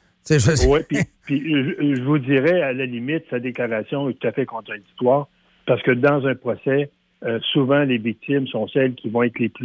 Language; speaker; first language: French; native; French